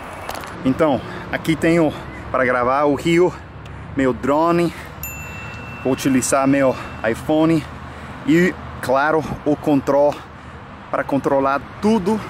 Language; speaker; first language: Portuguese; non-native, fluent; English